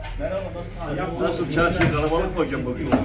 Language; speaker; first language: Turkish; native; Turkish